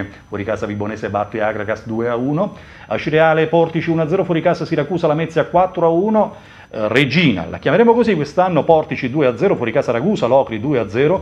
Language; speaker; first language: Italian; native; Italian